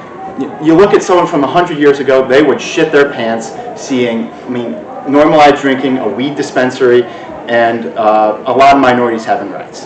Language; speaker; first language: English; native; English